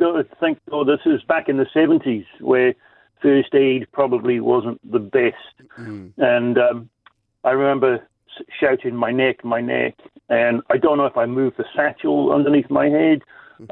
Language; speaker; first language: English; native; English